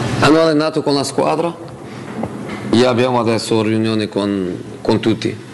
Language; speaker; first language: Italian; non-native, fluent; Portuguese